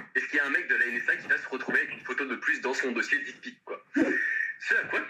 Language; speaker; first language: French; native; French